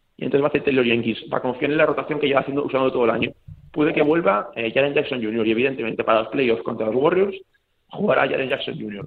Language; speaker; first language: Spanish; native; Spanish